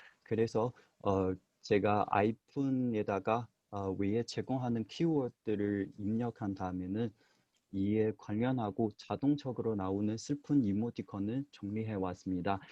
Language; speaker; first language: Korean; non-native, fluent; Chinese